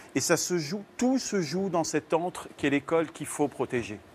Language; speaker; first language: French; native; French